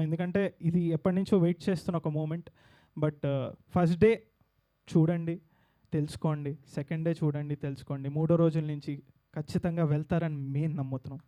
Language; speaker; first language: Telugu; native; Telugu